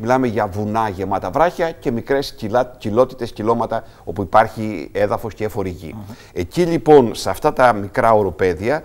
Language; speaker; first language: Greek; native; Greek